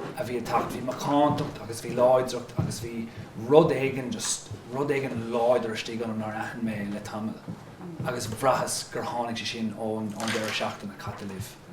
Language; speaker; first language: Irish; non-native, local second language; English